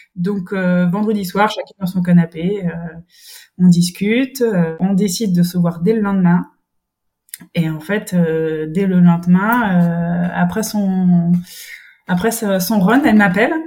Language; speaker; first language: French; native; French